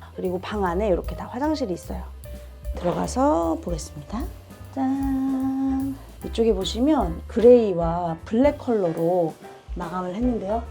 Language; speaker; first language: Korean; native; Korean